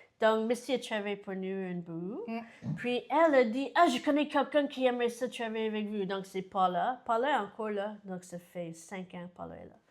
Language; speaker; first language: French; non-native, fluent; English